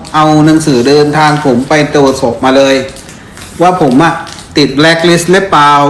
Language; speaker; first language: Thai; non-native, fluent; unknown